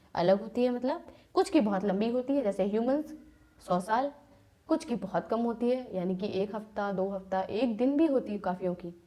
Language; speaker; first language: Hindi; native; Hindi